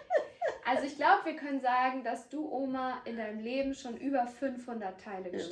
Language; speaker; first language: German; native; German